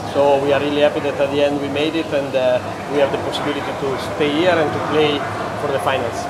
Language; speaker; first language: English; non-native, fluent; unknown